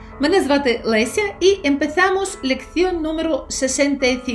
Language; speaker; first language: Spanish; non-native, fluent; Ukrainian